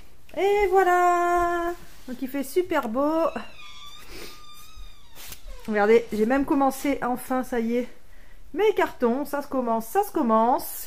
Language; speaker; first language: French; native; French